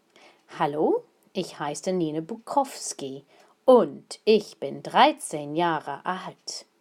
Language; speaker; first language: German; non-native, fluent; English